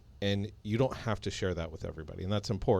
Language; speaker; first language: English; native; English